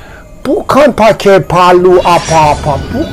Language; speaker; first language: Indonesian; non-native, learner; Persian